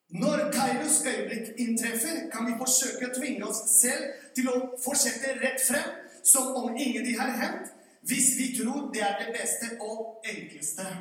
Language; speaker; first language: Norwegian; non-native, fluent; Spanish